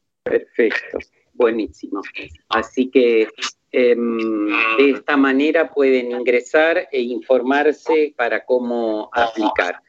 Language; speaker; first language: Spanish; native; Spanish